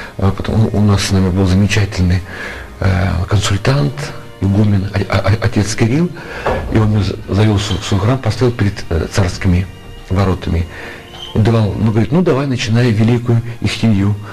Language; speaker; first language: Ukrainian; native; Ukrainian